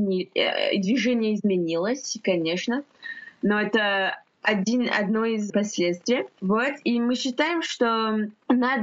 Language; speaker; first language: Russian; non-native, fluent; French